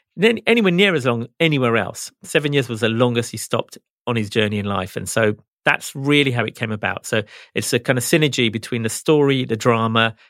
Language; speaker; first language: English; native; English